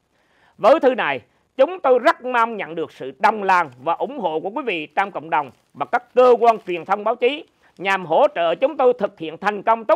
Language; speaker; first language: Vietnamese; native; Vietnamese